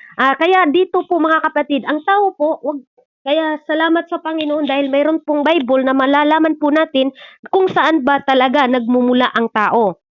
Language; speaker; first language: Filipino; non-native, local second language; Cebuano